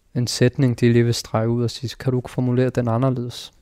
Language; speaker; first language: Danish; early bilingual, other home language; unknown